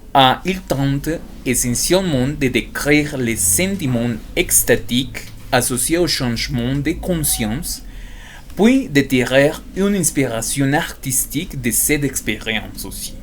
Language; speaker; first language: French; non-native, fluent; Spanish